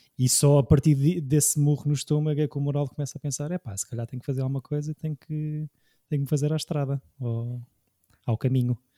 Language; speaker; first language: Portuguese; native; Portuguese